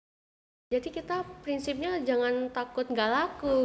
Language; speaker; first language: Indonesian; native; Indonesian